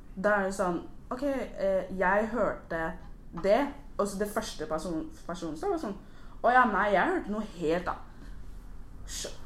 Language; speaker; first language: Norwegian; early bilingual, other home language; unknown